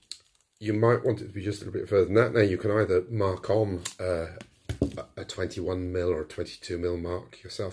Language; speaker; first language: English; native; English